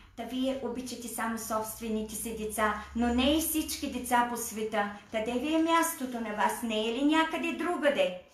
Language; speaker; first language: Bulgarian; native; Bulgarian